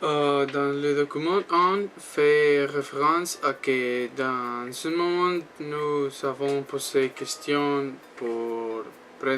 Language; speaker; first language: French; non-native, learner; Spanish